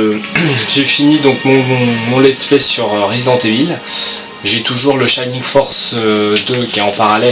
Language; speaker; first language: French; native; French